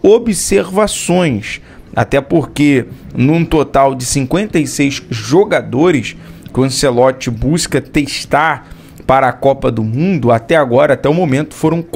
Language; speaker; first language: Portuguese; native; Portuguese